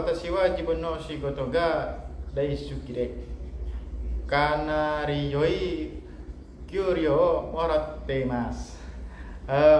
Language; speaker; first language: Japanese; non-native, learner; Indonesian